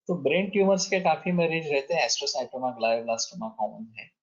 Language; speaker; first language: Hindi; non-native, local second language; Marathi